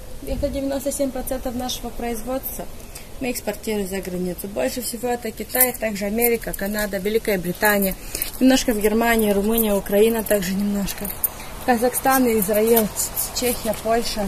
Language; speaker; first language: Russian; non-native, local second language; Romanian